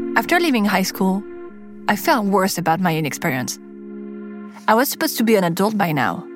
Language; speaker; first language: English; non-native, fluent; French